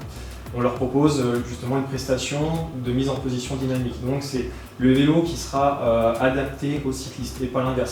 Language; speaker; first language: French; native; French